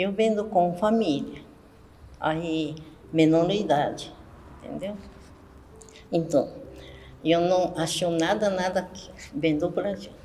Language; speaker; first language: Portuguese; non-native, learner; Japanese